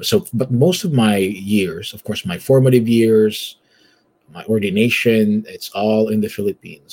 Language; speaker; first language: English; non-native, local second language; Filipino